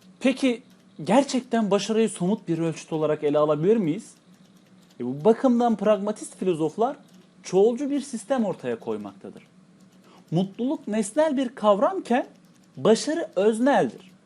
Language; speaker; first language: Turkish; native; Turkish